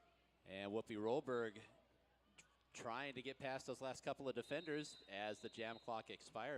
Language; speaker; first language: English; native; English